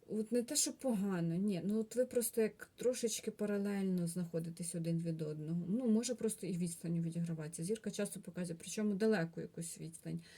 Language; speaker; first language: Ukrainian; non-native, local second language; Russian